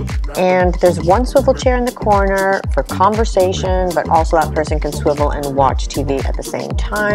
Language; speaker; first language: English; native; English